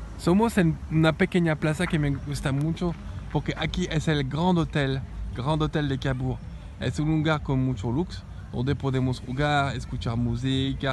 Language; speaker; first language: Spanish; non-native, learner; French